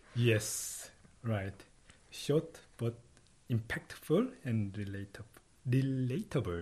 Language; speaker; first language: English; non-native, fluent; Korean